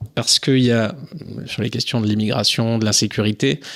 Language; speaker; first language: French; native; French